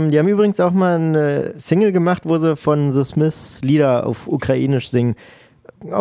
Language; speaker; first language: German; native; German